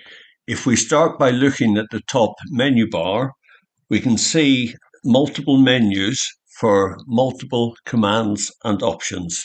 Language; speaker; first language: English; native; English